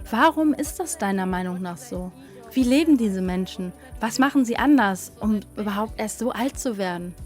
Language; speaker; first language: German; native; German